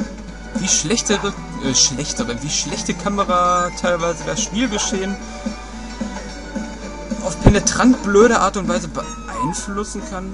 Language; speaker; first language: German; native; German